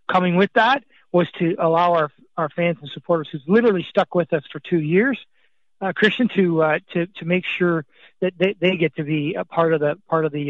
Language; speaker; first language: English; native; English